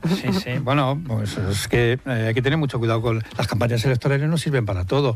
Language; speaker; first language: Spanish; native; Spanish